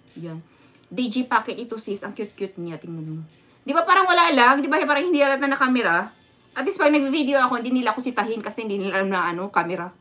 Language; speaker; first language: Filipino; non-native, local second language; Cebuano